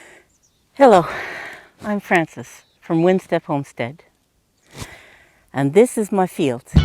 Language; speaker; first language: English; native; English